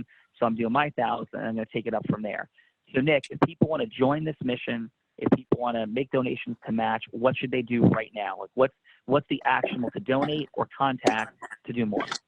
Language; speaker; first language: English; native; English